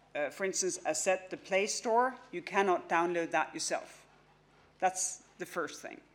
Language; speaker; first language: English; non-native, fluent; Danish